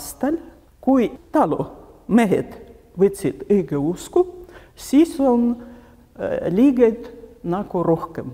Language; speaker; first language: Estonian; non-native, local second language; Russian